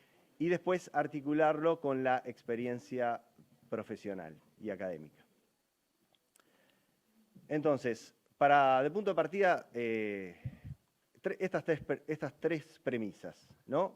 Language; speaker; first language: Spanish; native; Spanish